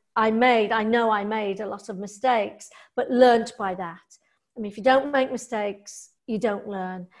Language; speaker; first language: English; native; English